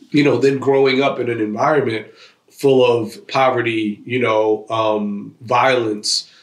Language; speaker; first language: English; native; English